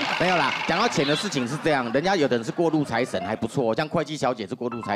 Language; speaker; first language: Chinese; native; Chinese